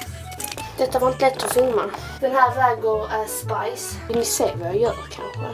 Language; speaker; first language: Swedish; native; Swedish